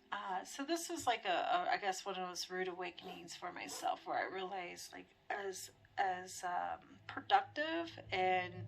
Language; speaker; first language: English; native; English